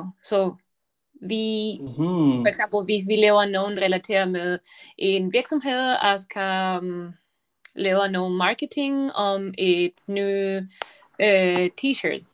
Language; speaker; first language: Danish; non-native, learner; Spanish